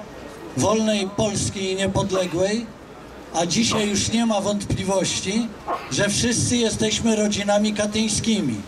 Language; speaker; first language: Polish; native; Polish